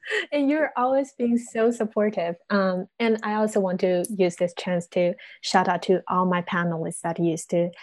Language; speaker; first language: English; non-native, fluent; Chinese